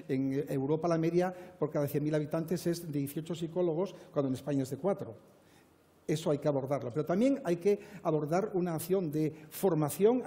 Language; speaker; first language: Spanish; native; Spanish